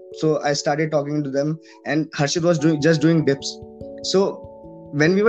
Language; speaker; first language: English; non-native, local second language; Hindi